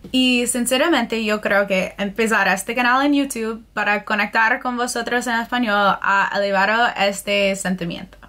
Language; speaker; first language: Spanish; non-native, fluent; English